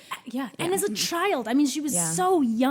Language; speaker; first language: English; native; English